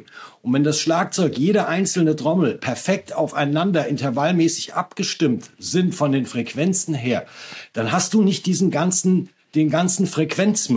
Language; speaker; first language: German; native; German